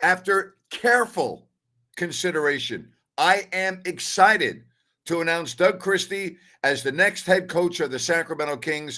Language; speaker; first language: English; native; English